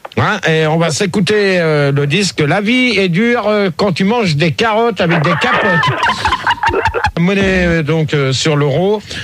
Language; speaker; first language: French; native; French